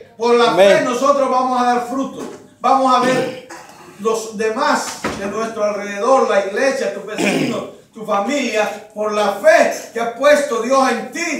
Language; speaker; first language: Spanish; native; Spanish